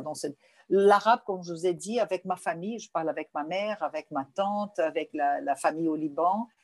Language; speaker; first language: French; non-native, fluent; Portuguese